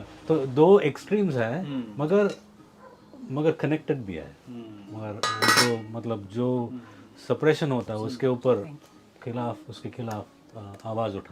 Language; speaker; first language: Hindi; non-native, local second language; Kannada